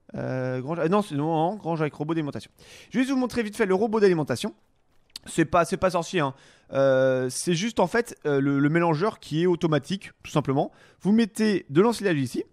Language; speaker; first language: French; native; French